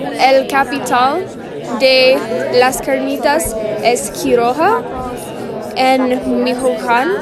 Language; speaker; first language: Spanish; non-native, learner; English